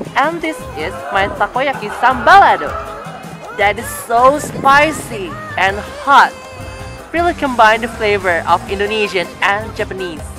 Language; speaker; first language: English; non-native, learner; Indonesian